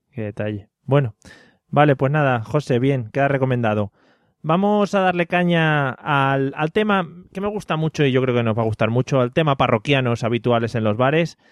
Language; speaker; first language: Spanish; native; Spanish